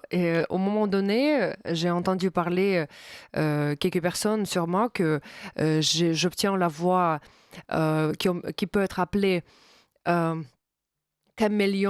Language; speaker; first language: French; non-native, fluent; Russian